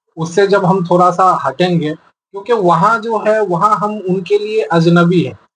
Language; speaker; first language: Hindi; native; Hindi